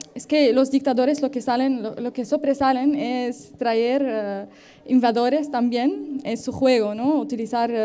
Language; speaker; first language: Spanish; non-native, fluent; Arabic